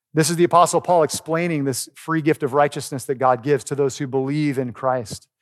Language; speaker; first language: English; native; English